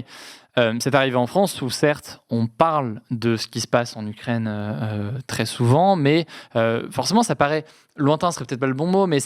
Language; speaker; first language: French; native; French